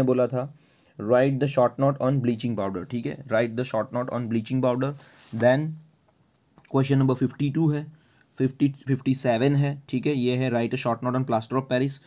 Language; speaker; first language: Hindi; non-native, local second language; Gujarati